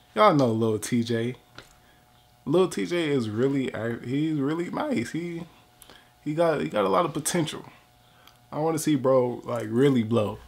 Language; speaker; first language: English; native; English